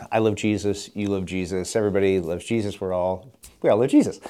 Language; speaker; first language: English; native; English